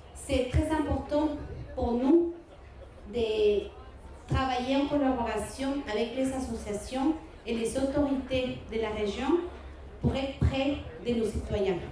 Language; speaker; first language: French; non-native, fluent; Spanish